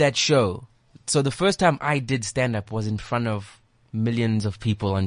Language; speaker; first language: English; non-native, local second language; Xhosa